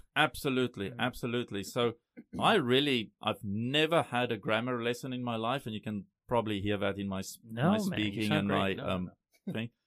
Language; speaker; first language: English; non-native, local second language; Afrikaans